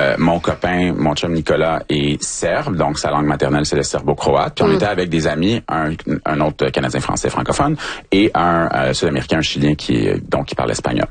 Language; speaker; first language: French; native; French